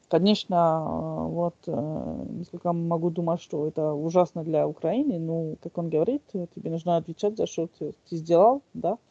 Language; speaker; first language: Russian; non-native, fluent; French